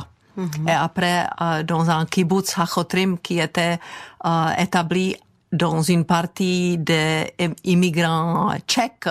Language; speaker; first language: French; non-native, fluent; Czech